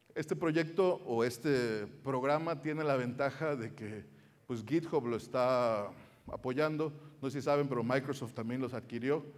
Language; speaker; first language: Spanish; native; Spanish